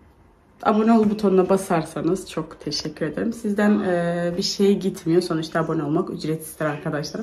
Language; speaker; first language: Turkish; native; Turkish